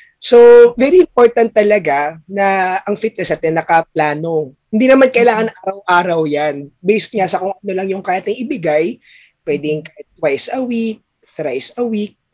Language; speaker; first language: Filipino; native; Filipino